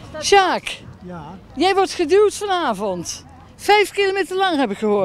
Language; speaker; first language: Dutch; native; Dutch